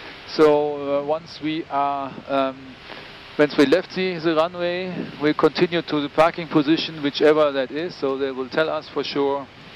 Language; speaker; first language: English; non-native, fluent; German